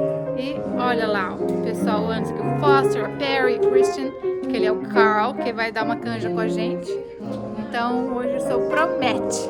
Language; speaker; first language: Portuguese; native; Portuguese